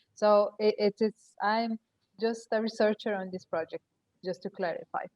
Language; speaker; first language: English; non-native, fluent; Slovenian